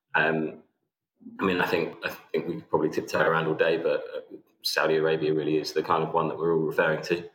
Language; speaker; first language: English; native; English